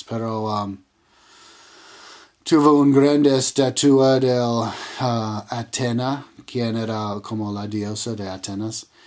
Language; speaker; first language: Spanish; non-native, learner; English